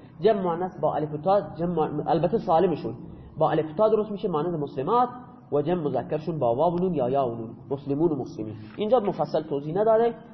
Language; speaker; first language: Persian; non-native, local second language; Baluchi